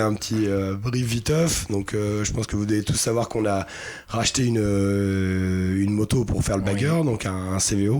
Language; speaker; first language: French; native; French